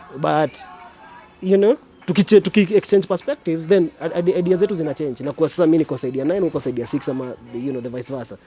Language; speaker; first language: Swahili; native; Swahili